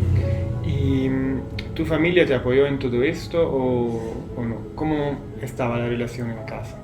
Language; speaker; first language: Spanish; non-native, fluent; Italian